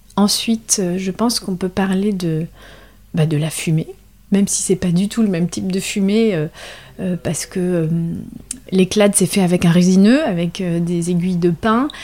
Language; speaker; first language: French; native; French